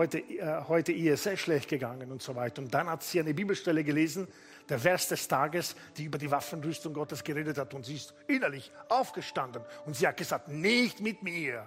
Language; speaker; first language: German; non-native, fluent; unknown